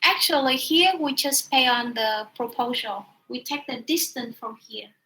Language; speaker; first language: English; non-native, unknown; Vietnamese